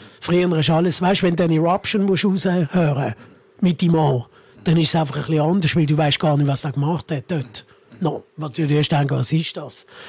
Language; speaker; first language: German; early bilingual, other home language; Italian